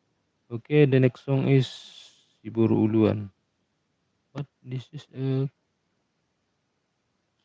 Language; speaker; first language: English; non-native, learner; Indonesian